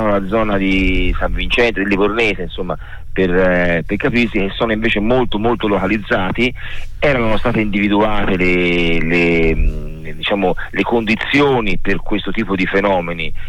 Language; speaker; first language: Italian; native; Italian